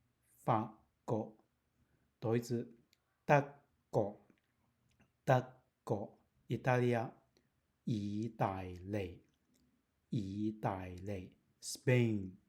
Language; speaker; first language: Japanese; non-native, fluent; Cantonese